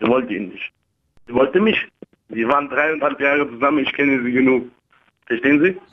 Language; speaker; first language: German; early bilingual, other home language; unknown